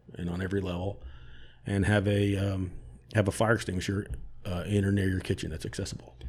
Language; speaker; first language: English; native; English